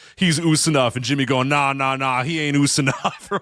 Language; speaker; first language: English; native; English